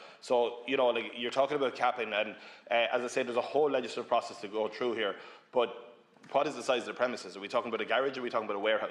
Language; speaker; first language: English; native; English